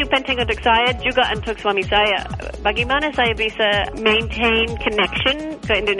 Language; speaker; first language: Indonesian; non-native, learner; English